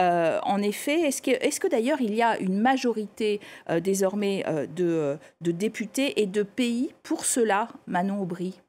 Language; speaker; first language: French; native; French